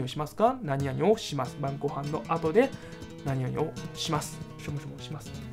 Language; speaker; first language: Japanese; non-native, fluent; Chinese